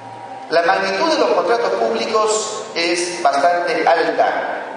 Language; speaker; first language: Spanish; native; Spanish